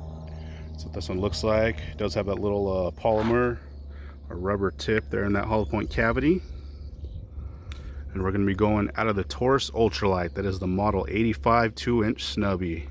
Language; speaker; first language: English; native; English